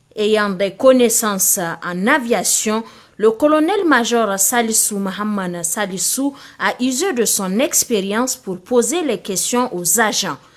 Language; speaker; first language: French; non-native, local second language; Hausa